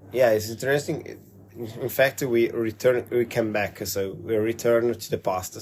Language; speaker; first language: English; non-native, learner; Italian